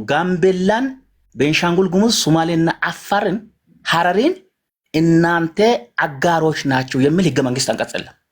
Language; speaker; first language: Amharic; non-native, local second language; Hadiyya